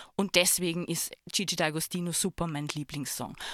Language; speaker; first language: German; native; German